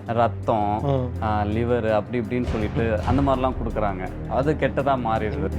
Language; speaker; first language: Tamil; native; Tamil